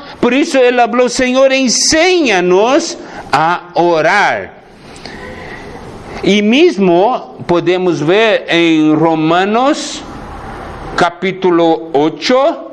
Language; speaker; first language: Spanish; non-native, fluent; Portuguese